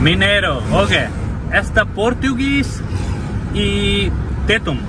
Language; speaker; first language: Portuguese; non-native, learner; Hindi